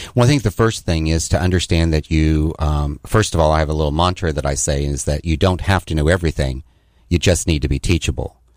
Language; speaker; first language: English; native; English